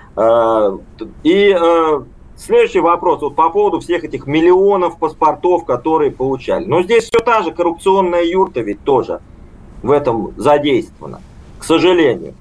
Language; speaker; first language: Russian; native; Russian